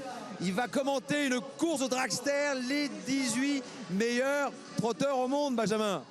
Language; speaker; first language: French; native; French